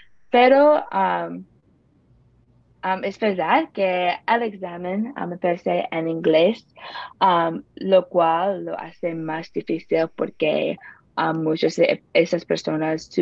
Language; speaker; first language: Spanish; non-native, learner; English